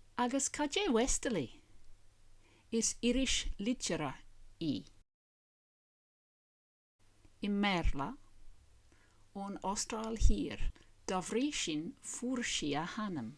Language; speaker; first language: Irish; non-native, learner; English